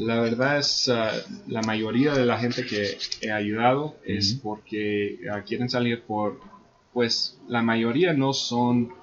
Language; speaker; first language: Spanish; non-native, fluent; English